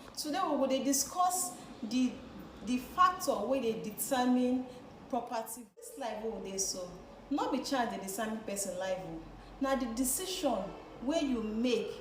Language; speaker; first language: Nigerian Pidgin; non-native, local second language; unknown